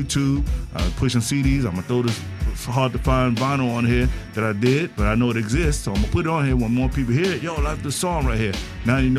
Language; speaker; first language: English; native; English